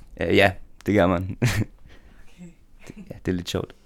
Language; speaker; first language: Danish; non-native, local second language; Faroese